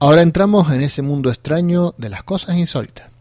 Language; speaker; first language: Spanish; native; Spanish